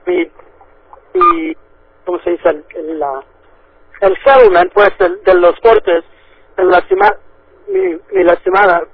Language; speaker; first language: Spanish; early bilingual, heritage; Spanish